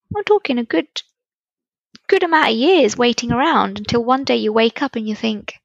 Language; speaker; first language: English; native; English